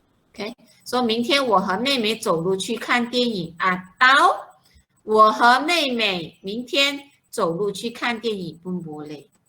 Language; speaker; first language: Chinese; non-native, fluent; Malay